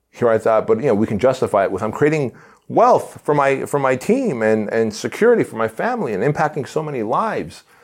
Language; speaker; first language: English; early bilingual, other home language; Armenian